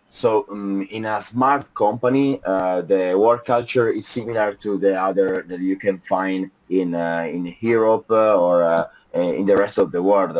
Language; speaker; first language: English; non-native, fluent; Italian